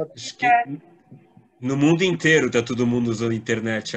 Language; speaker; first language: Portuguese; native; Portuguese